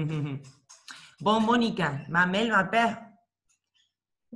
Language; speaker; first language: French; non-native, learner; Spanish